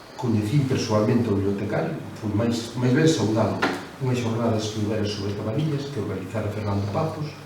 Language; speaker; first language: Galician; native; Galician